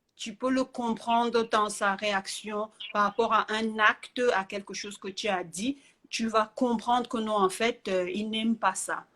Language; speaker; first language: French; native; French